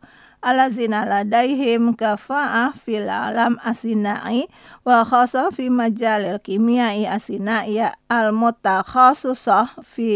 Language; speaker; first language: Arabic; non-native, fluent; Indonesian